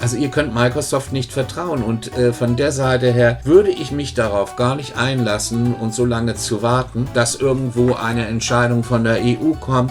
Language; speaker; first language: German; native; German